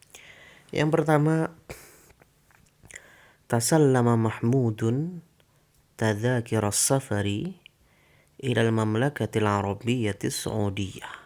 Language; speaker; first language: Arabic; non-native, fluent; Indonesian